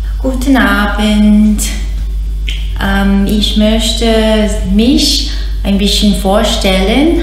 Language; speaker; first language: German; non-native, learner; English